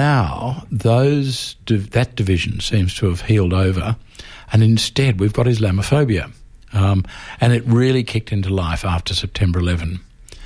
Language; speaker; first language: English; native; English